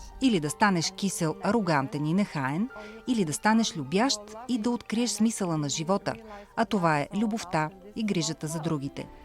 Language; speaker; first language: Bulgarian; early bilingual, heritage; Bulgarian